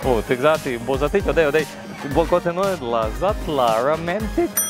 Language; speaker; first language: Vietnamese; non-native, learner; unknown